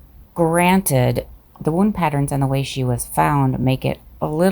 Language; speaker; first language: English; native; English